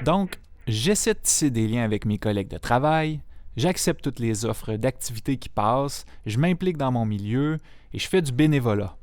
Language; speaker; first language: French; native; French